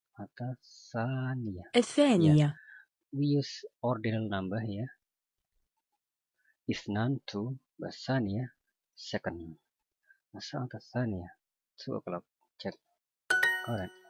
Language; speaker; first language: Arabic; non-native, learner; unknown